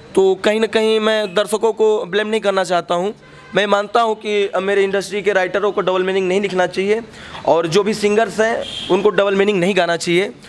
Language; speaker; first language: Hindi; native; Hindi